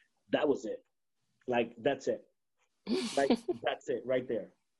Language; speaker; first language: English; early bilingual, other home language; Spanish